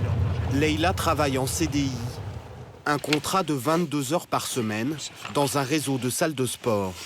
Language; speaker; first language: French; native; French